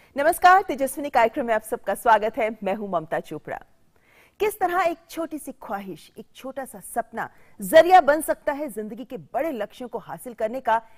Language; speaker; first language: Hindi; native; Hindi